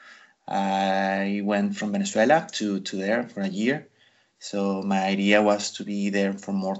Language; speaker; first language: English; non-native, fluent; Spanish